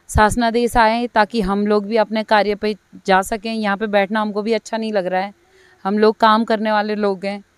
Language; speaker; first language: Hindi; native; Hindi